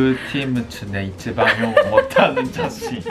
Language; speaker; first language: Korean; non-native, learner; Japanese